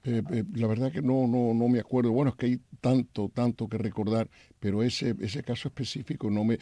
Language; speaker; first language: Spanish; native; Spanish